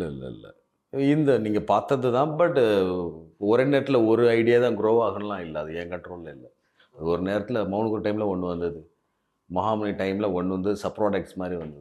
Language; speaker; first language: Tamil; native; Tamil